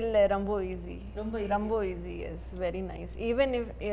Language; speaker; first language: Tamil; non-native, learner; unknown